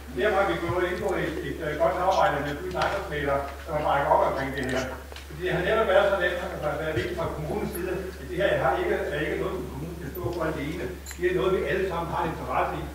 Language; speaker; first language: Danish; native; Danish